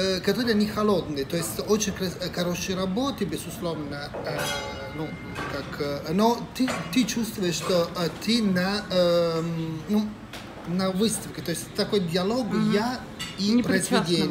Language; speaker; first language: Russian; non-native, fluent; Italian